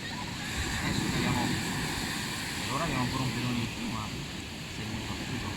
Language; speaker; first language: Italian; native; Italian